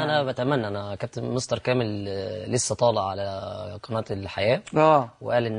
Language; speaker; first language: Arabic; native; Arabic